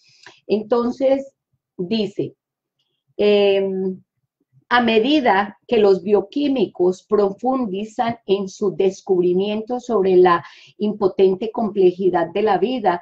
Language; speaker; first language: Spanish; native; Spanish